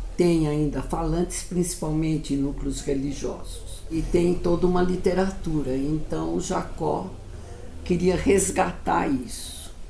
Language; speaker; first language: Portuguese; early bilingual, other home language; Yiddish